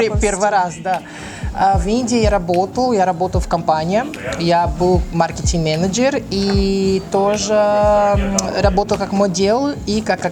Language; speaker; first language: Russian; non-native, learner; Portuguese